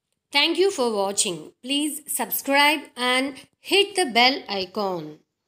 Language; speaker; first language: English; non-native, local second language; Telugu